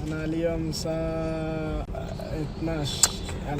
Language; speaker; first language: Arabic; non-native, learner; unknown